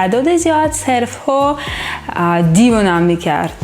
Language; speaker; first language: Persian; non-native, learner; Russian